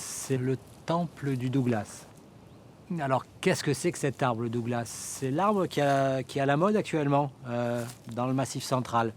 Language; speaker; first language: French; native; French